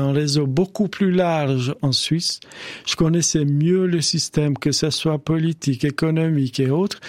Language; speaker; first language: French; non-native, fluent; Albanian